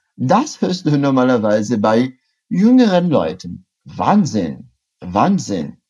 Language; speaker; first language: German; non-native, fluent; Portuguese